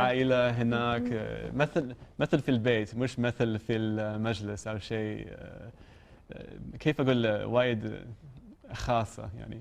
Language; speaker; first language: Arabic; non-native, learner; English